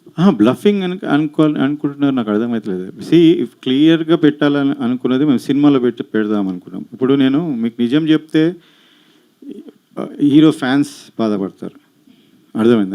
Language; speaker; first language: Telugu; native; Telugu